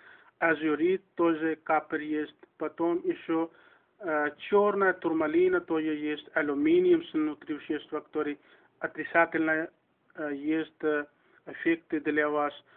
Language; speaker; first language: Russian; non-native, learner; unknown